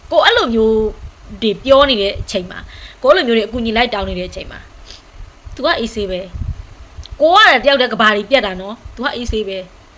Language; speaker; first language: Burmese; native; Burmese